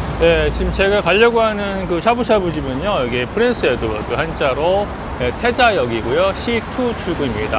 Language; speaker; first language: Korean; native; Korean